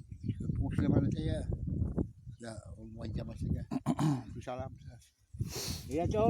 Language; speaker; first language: Russian; native; Russian